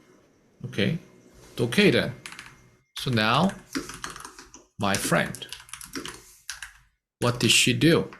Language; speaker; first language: English; non-native, fluent; Korean